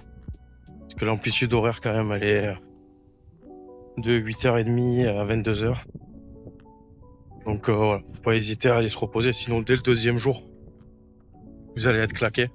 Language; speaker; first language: French; native; French